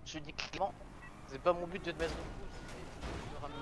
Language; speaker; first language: French; native; French